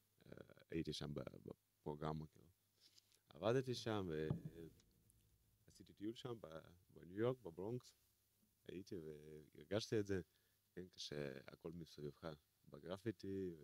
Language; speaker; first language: Hebrew; non-native, fluent; Russian